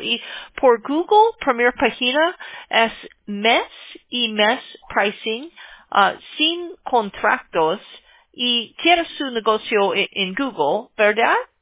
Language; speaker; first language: Spanish; non-native, learner; English